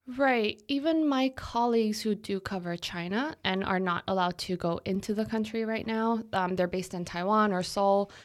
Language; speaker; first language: English; non-native, fluent; Korean